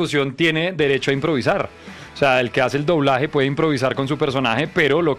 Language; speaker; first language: Spanish; native; Spanish